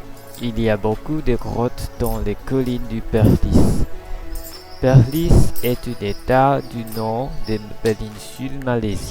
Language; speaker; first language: French; non-native, learner; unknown